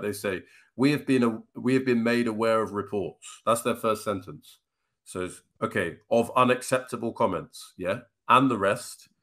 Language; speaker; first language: English; native; English